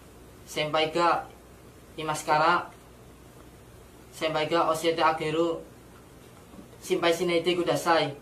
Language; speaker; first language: Japanese; non-native, learner; Indonesian